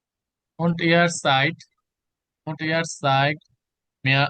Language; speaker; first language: German; non-native, learner; Bangla